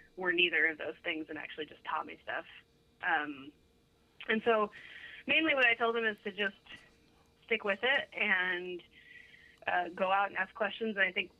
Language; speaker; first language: English; native; English